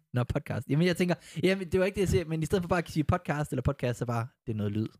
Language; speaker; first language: Danish; native; Danish